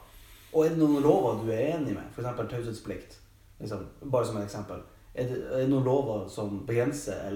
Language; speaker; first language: Norwegian; native; Norwegian